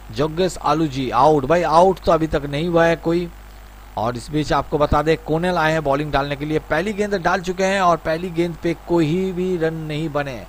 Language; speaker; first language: Hindi; non-native, local second language; Bangla